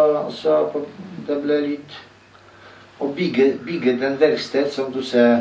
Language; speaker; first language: Norwegian; non-native, learner; Polish